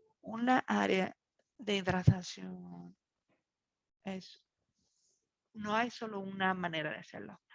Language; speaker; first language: Spanish; non-native, fluent; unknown